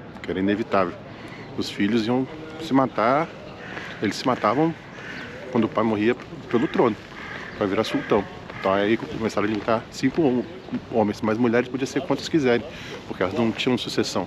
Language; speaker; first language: Portuguese; native; Portuguese